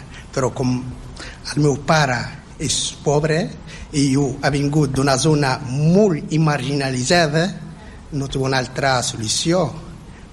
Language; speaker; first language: Catalan; non-native, fluent; Berber languages